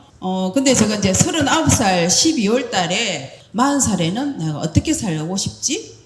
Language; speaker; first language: Korean; native; Korean